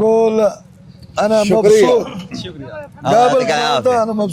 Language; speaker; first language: Arabic; non-native, learner; Punjabi